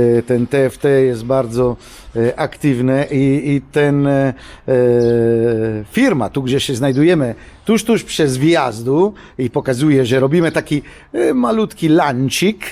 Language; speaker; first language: Polish; non-native, fluent; Italian